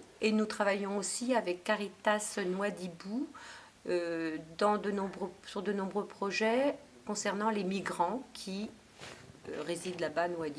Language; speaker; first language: French; native; French